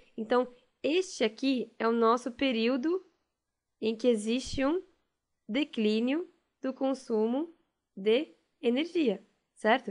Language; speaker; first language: Portuguese; native; Portuguese